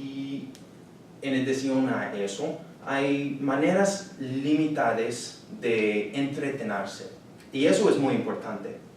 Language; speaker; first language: Spanish; non-native, learner; English